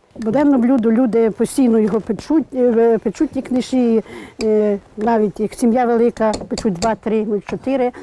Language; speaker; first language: Ukrainian; native; Ukrainian